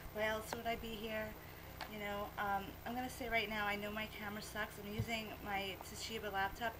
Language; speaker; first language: English; native; English